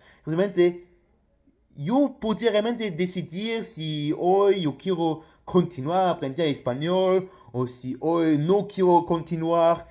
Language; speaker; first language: Spanish; non-native, fluent; Luxembourgish